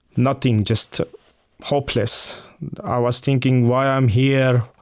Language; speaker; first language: English; non-native, fluent; Persian